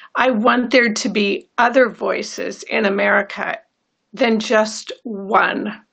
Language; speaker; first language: English; native; English